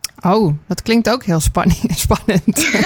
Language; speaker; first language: Dutch; native; Dutch